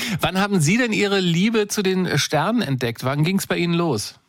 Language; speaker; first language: German; native; German